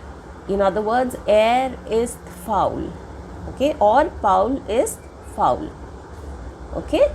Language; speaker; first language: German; non-native, fluent; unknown